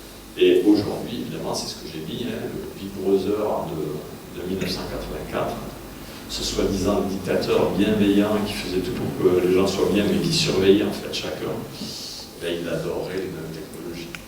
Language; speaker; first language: French; native; French